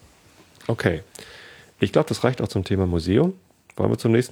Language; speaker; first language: German; native; German